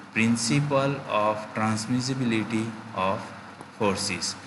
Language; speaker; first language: English; non-native, local second language; Gujarati